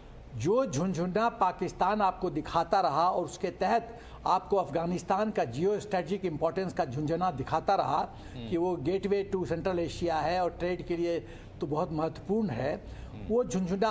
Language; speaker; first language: Hindi; native; Hindi